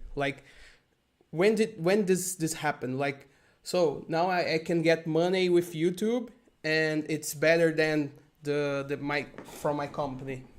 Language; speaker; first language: English; non-native, learner; Portuguese